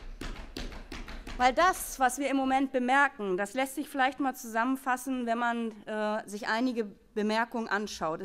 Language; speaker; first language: German; native; German